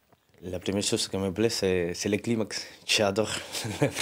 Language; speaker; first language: French; non-native, learner; Spanish